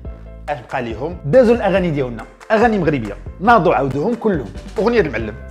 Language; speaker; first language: Arabic; native; Arabic